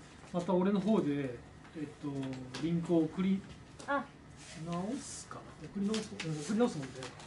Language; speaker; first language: Japanese; native; Japanese